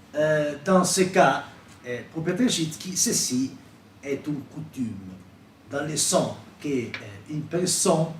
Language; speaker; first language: French; non-native, fluent; Italian